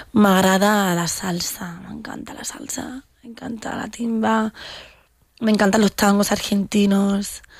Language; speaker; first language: Catalan; non-native, local second language; Spanish